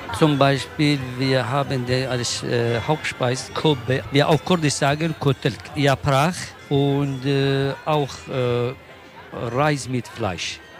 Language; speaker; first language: German; non-native, learner; Kurdish